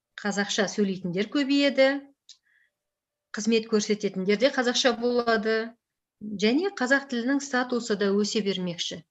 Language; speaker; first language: Kazakh; native; Kazakh